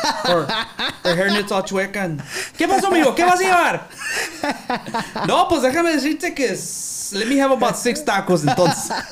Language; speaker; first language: Spanish; early bilingual, other home language; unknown